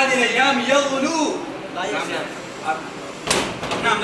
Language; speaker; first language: Arabic; non-native, learner; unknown